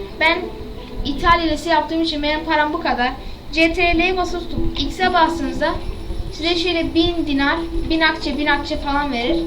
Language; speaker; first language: Turkish; native; Turkish